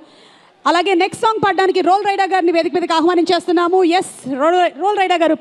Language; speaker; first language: Telugu; native; Telugu